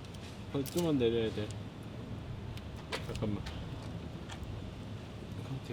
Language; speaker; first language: Korean; native; Korean